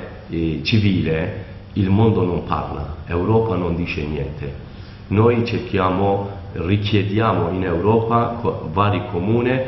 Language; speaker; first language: Italian; non-native, learner; Kurdish